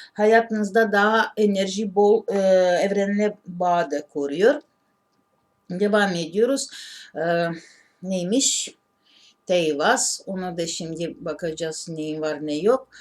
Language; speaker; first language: Turkish; non-native, learner; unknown